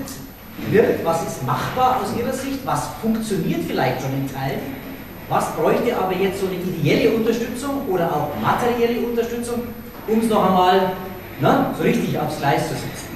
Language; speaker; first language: German; native; German